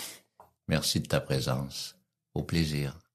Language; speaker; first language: French; native; French